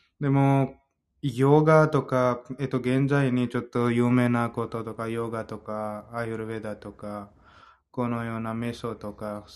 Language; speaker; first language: Japanese; non-native, learner; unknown